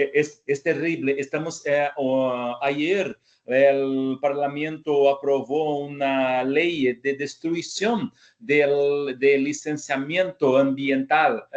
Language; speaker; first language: Spanish; non-native, learner; Portuguese